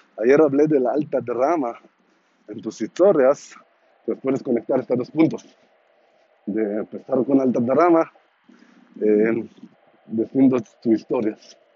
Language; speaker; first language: Spanish; non-native, learner; Hebrew